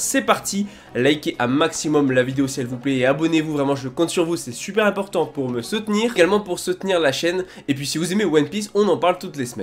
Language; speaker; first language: French; native; French